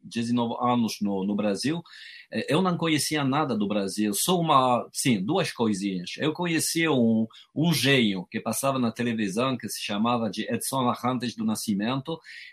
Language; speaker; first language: Portuguese; non-native, fluent; French